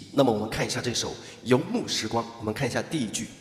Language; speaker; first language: Chinese; native; Chinese